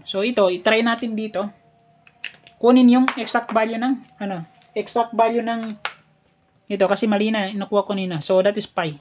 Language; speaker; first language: Filipino; native; Filipino